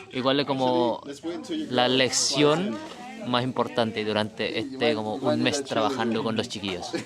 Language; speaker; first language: Spanish; non-native, fluent; Indonesian